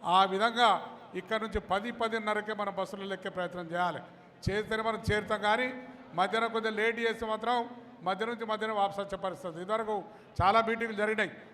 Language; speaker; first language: Telugu; native; Telugu